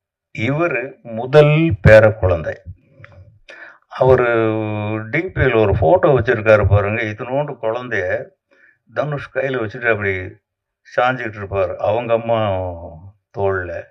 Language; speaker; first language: Tamil; native; Tamil